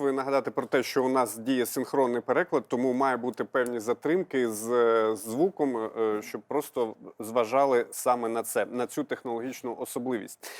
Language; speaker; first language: Ukrainian; native; Ukrainian